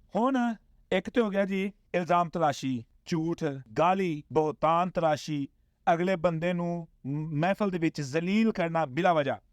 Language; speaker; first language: Urdu; non-native, local second language; Punjabi